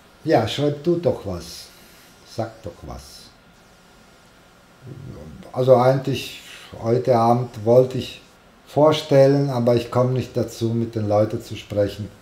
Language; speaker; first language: German; non-native, fluent; Italian